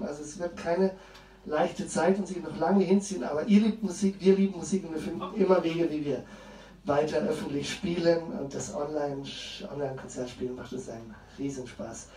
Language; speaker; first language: German; native; German